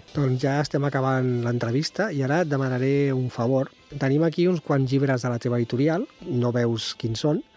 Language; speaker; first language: Catalan; native; Catalan